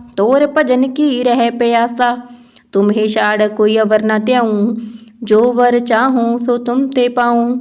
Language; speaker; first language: Hindi; non-native, local second language; Punjabi